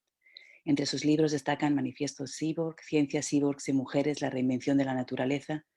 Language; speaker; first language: Spanish; native; Spanish